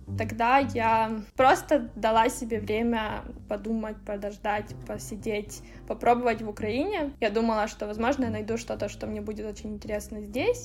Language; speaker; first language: Russian; non-native, local second language; Ukrainian